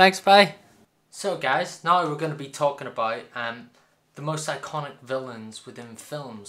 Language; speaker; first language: English; native; English